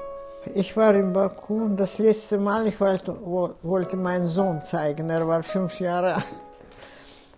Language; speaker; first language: German; non-native, fluent; Russian